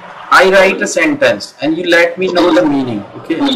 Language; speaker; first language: English; non-native, local second language; Hindi